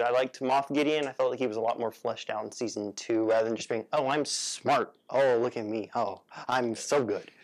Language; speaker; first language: English; native; English